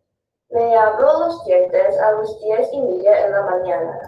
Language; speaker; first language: Spanish; non-native, learner; English